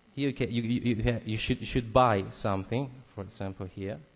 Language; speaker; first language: English; non-native, learner; Italian